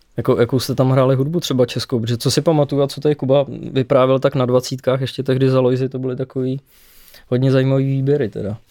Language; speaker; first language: Czech; native; Czech